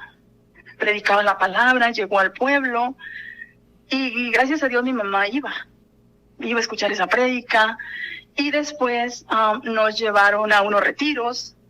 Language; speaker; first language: Spanish; native; Spanish